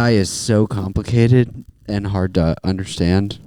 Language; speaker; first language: English; native; English